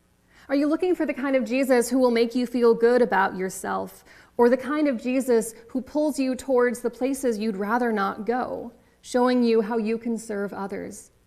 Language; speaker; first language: English; native; English